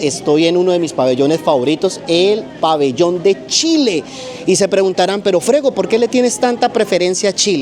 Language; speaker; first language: Spanish; native; Spanish